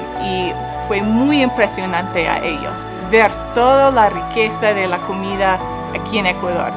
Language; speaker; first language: Spanish; non-native, fluent; English